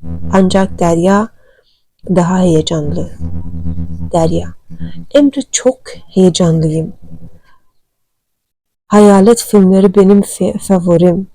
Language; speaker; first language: Turkish; non-native, learner; Turkmen